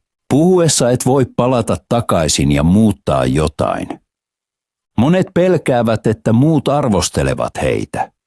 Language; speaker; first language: Finnish; non-native, fluent; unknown